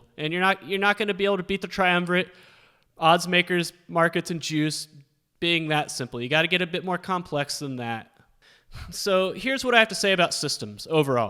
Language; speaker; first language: English; native; English